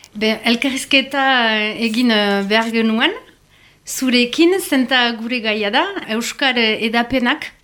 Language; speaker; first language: Basque; non-native, local second language; French